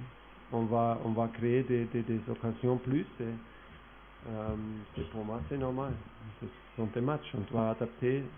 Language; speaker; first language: French; non-native, fluent; German